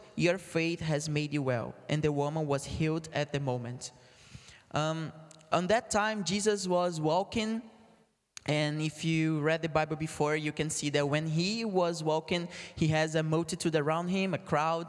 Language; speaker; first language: English; non-native, fluent; Portuguese